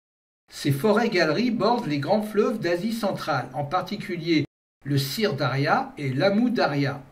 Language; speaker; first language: French; native; French